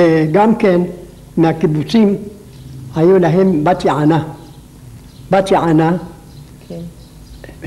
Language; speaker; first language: Hebrew; non-native, local second language; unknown